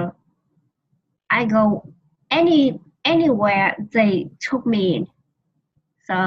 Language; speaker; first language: English; non-native, learner; Vietnamese